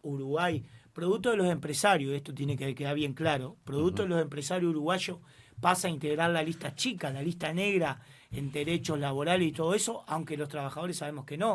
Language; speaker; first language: Spanish; native; Spanish